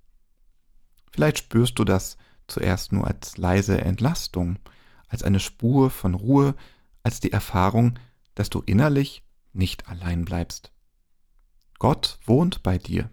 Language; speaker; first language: German; native; German